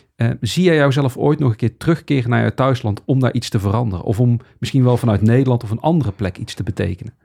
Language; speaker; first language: Dutch; native; Dutch